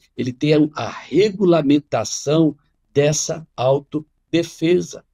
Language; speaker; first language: Portuguese; non-native, fluent; Arabic